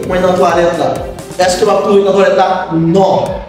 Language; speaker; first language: Portuguese; non-native, fluent; Haitian Creole